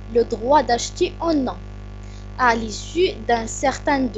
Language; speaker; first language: French; non-native, local second language; Arabic